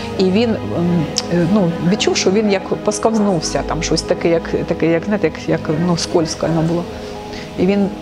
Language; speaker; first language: Ukrainian; non-native, local second language; Russian